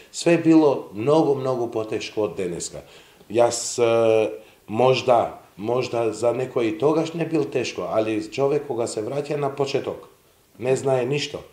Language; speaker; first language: Macedonian; non-native, local second language; Serbian